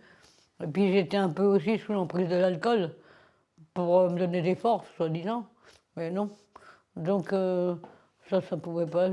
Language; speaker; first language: French; native; French